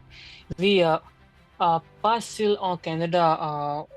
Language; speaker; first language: French; non-native, learner; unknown